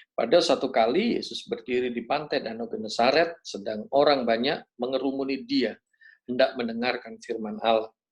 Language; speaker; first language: Indonesian; native; Indonesian